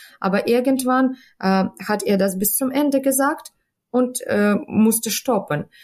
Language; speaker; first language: German; non-native, fluent; Ukrainian